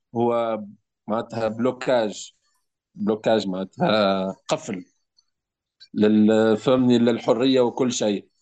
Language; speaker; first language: Arabic; native; Arabic